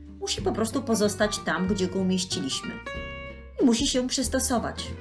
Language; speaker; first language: Polish; native; Polish